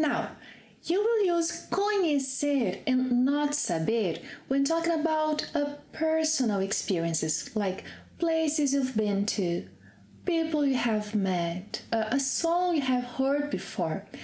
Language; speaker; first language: English; non-native, fluent; Portuguese